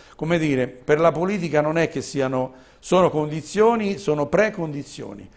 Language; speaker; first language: Italian; native; Italian